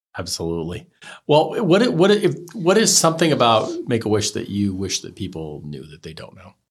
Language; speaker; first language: English; native; English